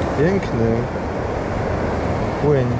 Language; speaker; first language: Polish; native; Polish